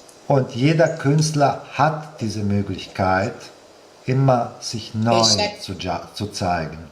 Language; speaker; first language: German; non-native, fluent; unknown